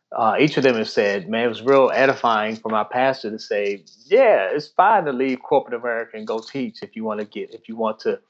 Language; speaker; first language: English; native; English